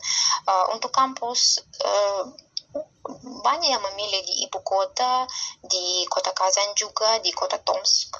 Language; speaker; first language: Indonesian; non-native, fluent; Russian